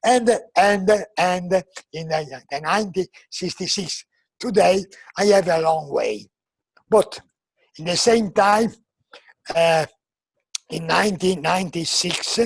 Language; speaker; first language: English; non-native, learner; Italian